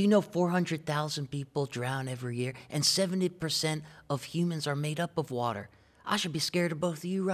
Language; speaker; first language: English; native; English